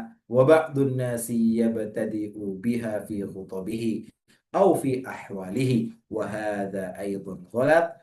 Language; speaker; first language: Arabic; non-native, fluent; Indonesian